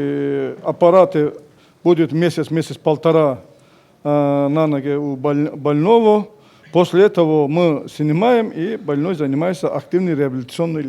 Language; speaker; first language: Russian; native; Russian